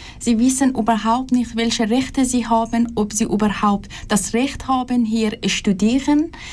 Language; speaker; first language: German; non-native, fluent; Persian